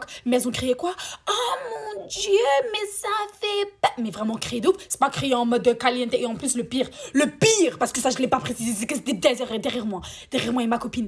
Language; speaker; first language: French; native; French